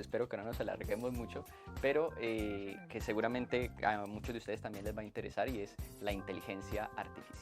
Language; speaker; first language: Spanish; native; Spanish